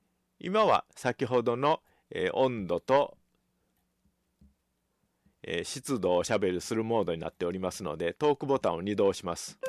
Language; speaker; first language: Japanese; native; Japanese